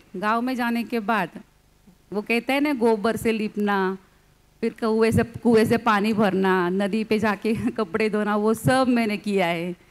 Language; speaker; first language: Hindi; non-native, local second language; Gujarati